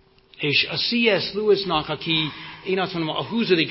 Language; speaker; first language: Hungarian; non-native, fluent; English